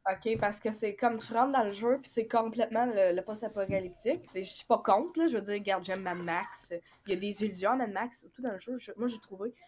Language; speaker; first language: French; native; French